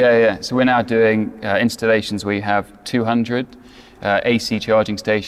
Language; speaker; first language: English; native; English